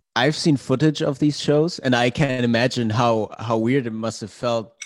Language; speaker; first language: English; non-native, fluent; German